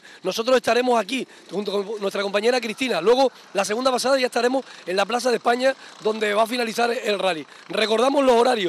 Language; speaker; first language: Spanish; native; Spanish